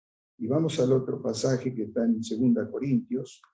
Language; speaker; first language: Spanish; native; Spanish